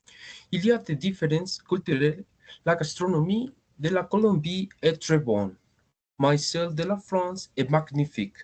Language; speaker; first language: French; non-native, learner; Spanish